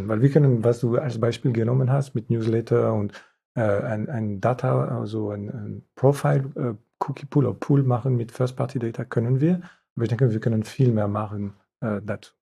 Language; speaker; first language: German; non-native, fluent; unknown